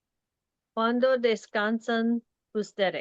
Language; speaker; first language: Spanish; non-native, learner; English